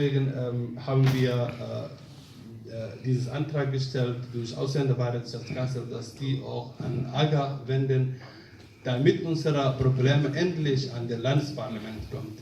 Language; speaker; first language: German; non-native, fluent; Somali